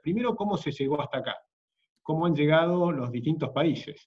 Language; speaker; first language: Spanish; native; Spanish